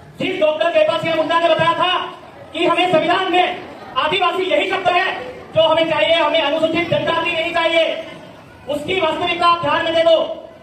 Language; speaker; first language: Hindi; non-native, local second language; Bhili